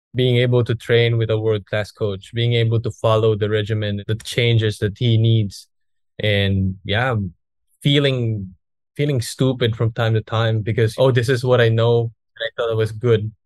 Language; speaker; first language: English; non-native, local second language; Filipino